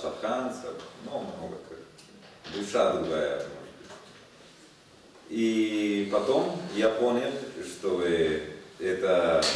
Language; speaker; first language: Russian; non-native, learner; Spanish